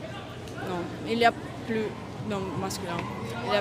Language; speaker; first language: French; non-native, fluent; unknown